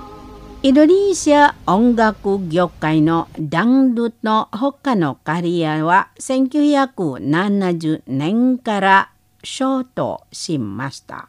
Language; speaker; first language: Japanese; non-native, fluent; Indonesian